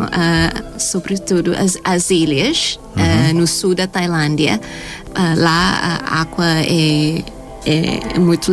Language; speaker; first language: Portuguese; non-native, fluent; Thai